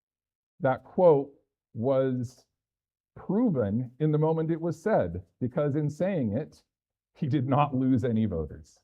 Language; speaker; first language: English; native; English